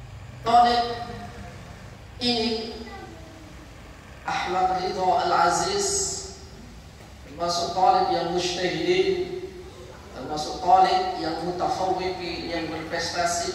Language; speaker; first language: Arabic; non-native, fluent; Indonesian